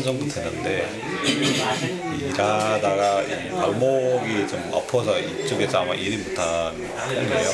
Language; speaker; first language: Korean; non-native, fluent; Nepali